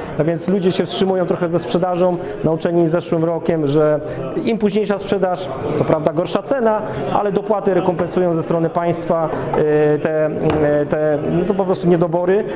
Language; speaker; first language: Polish; native; Polish